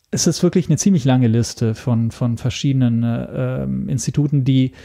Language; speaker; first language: German; non-native, fluent; Italian